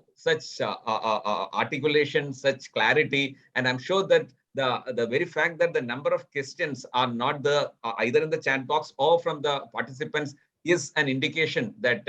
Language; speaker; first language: English; non-native, local second language; Malayalam